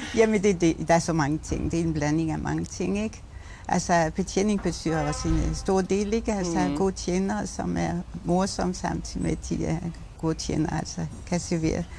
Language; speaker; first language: Danish; non-native, fluent; French